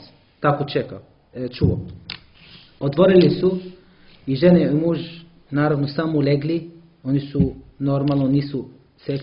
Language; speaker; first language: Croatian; non-native, learner; Arabic